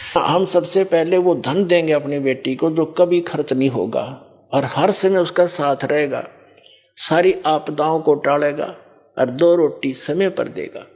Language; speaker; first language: Hindi; native; Hindi